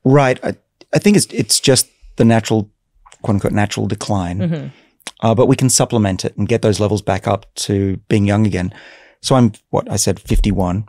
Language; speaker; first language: English; native; English